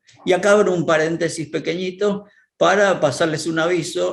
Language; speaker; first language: Spanish; native; Spanish